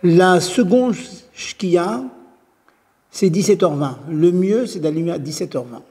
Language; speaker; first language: French; native; French